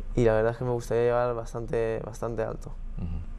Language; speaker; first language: Spanish; native; Spanish